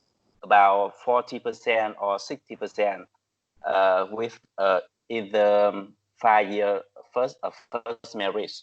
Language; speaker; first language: English; non-native, learner; Vietnamese